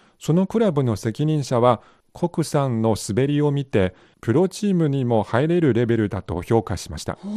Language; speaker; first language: Japanese; non-native, fluent; Chinese